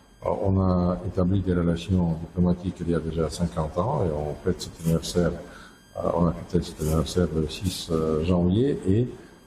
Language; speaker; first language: French; non-native, fluent; Russian